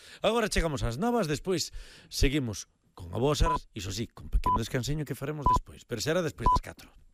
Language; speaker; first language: Galician; native; Galician